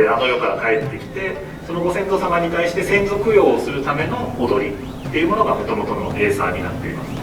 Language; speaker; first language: Japanese; native; Japanese